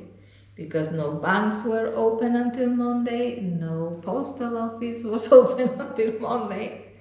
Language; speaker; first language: English; non-native, fluent; Spanish